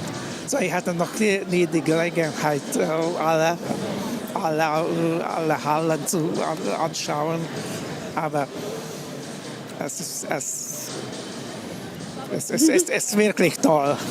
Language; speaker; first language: German; non-native, fluent; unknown